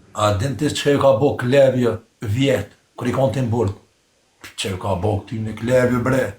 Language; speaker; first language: Albanian; native; Albanian